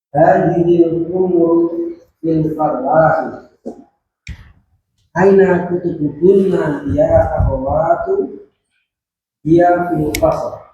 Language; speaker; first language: Arabic; non-native, learner; Indonesian